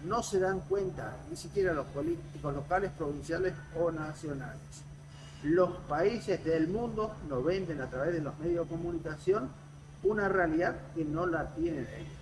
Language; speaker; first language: Spanish; native; Spanish